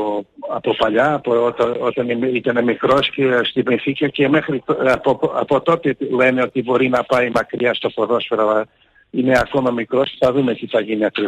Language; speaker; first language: Greek; non-native, learner; Portuguese